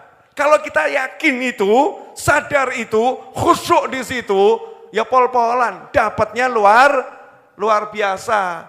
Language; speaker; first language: Indonesian; native; Indonesian